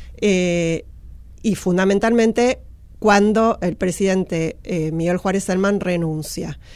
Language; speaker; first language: Spanish; native; Spanish